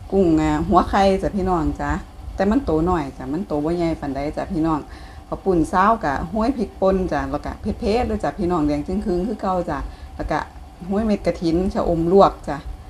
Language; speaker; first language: Thai; native; Thai